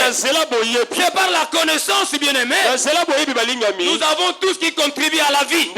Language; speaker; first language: French; non-native, local second language; Lingala